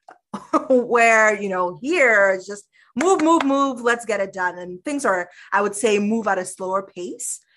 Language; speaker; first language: English; early bilingual, other home language; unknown